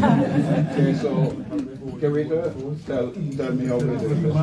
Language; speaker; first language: English; native; English